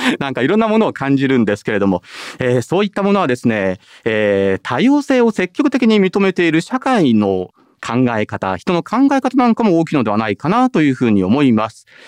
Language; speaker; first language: Japanese; native; Japanese